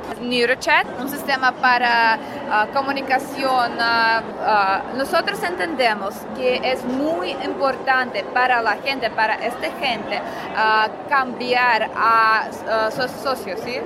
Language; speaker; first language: Spanish; non-native, learner; Russian